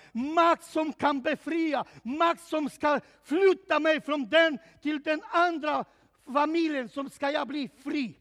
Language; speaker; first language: Swedish; non-native, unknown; Serbian